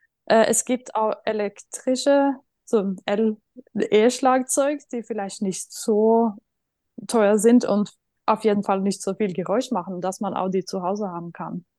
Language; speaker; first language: German; non-native, fluent; Norwegian